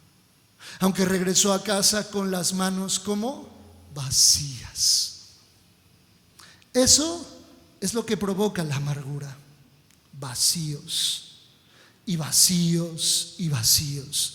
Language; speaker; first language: Spanish; native; Spanish